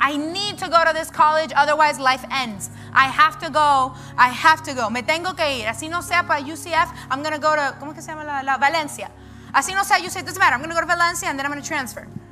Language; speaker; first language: English; early bilingual, other home language; Spanish